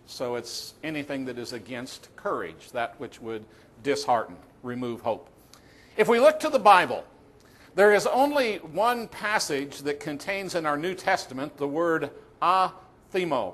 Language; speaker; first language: English; native; English